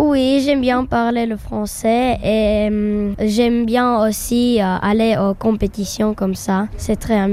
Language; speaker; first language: French; non-native, learner; Slovak